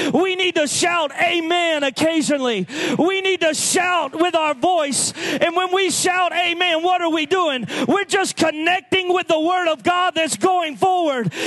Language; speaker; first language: English; native; English